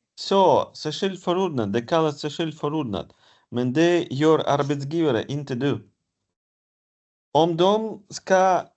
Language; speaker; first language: Swedish; non-native, fluent; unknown